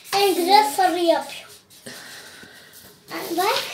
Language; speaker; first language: Turkish; early bilingual, heritage; Turkish